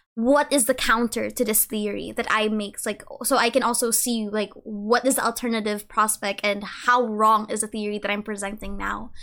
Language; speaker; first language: English; native; English